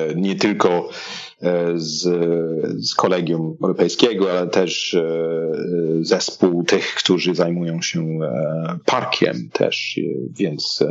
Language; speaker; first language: Polish; non-native, fluent; English